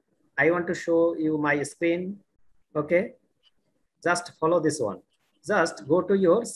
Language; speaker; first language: English; non-native, learner; Bangla